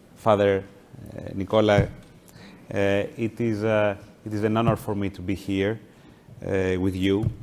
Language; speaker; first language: English; non-native, fluent; Greek